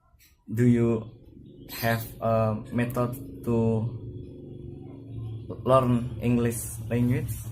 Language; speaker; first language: English; non-native, learner; Indonesian